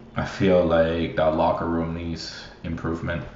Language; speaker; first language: English; non-native, fluent; Spanish